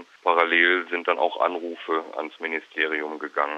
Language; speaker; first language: German; native; German